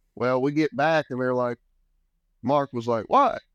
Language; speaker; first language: English; native; English